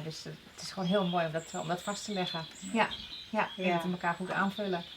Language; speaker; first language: Dutch; native; Dutch